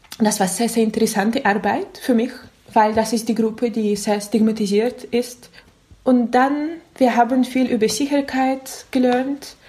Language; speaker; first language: German; non-native, learner; Russian